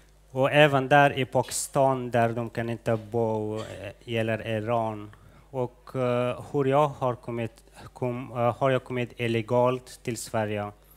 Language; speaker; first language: Swedish; non-native, fluent; Hazaragi